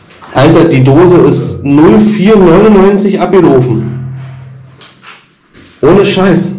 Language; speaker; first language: German; native; German